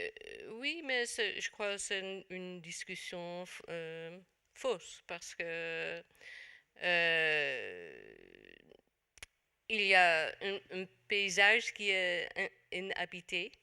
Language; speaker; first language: French; non-native, fluent; Dutch